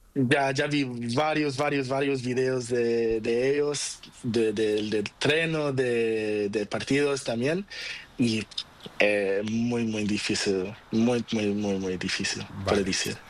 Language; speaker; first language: Spanish; non-native, learner; Portuguese